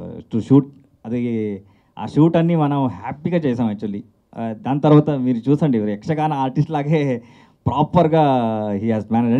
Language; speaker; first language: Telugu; non-native, learner; Kannada